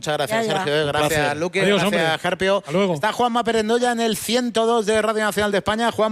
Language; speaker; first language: Spanish; native; Spanish